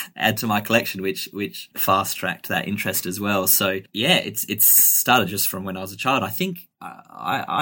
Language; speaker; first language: English; native; English